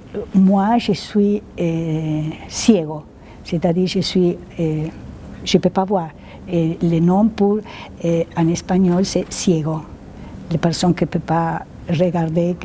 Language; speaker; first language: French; non-native, fluent; Spanish